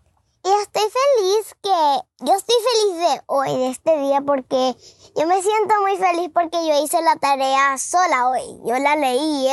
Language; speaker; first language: Spanish; early bilingual, heritage; Spanish